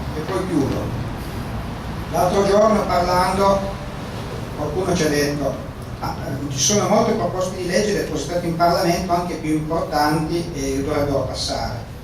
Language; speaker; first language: Italian; native; Italian